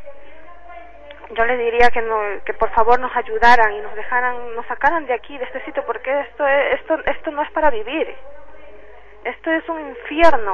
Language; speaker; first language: Spanish; native; Spanish